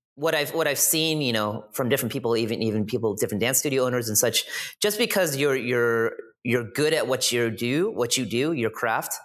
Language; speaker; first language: English; native; English